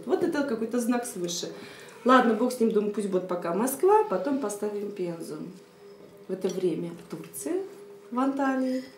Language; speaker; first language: Russian; native; Russian